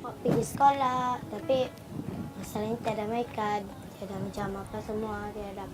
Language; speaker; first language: Indonesian; early bilingual, other home language; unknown